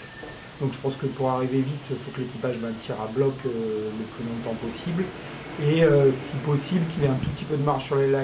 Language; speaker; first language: French; native; French